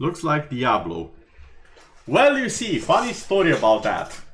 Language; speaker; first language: English; non-native, fluent; Romanian